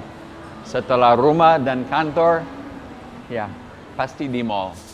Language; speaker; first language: Indonesian; non-native, fluent; English